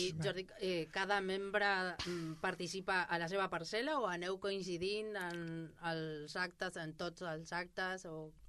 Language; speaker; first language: Catalan; non-native, fluent; Spanish